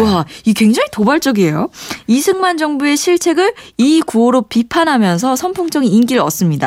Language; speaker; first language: Korean; native; Korean